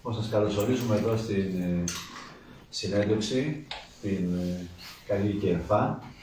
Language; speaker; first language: Greek; native; Greek